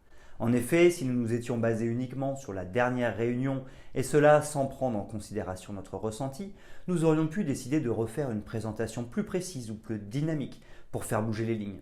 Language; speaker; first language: French; native; French